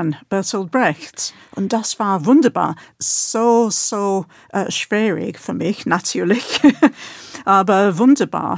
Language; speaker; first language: German; non-native, fluent; English